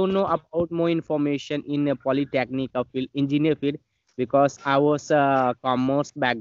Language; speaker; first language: English; non-native, learner; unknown